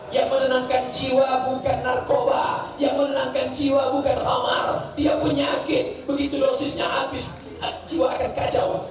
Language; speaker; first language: Indonesian; native; Indonesian